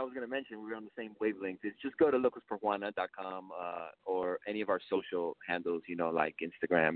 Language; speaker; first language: English; early bilingual, other home language; Spanish